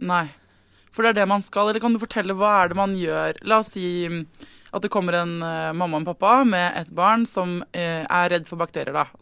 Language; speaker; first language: Norwegian; native; Norwegian